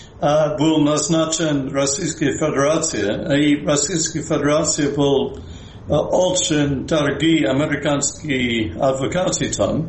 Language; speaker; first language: Russian; non-native, fluent; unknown